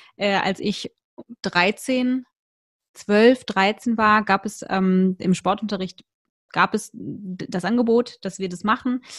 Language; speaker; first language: German; native; German